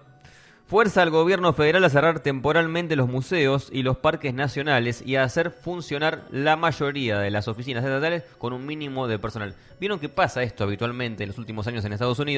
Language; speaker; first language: Spanish; native; Spanish